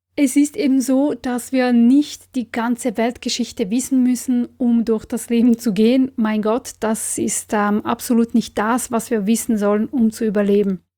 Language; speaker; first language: German; non-native, fluent; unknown